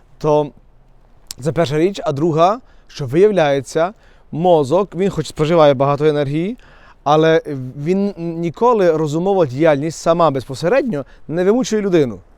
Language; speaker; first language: Ukrainian; native; Ukrainian